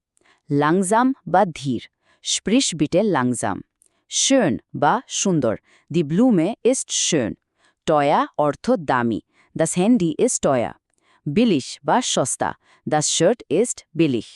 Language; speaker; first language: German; non-native, fluent; Bangla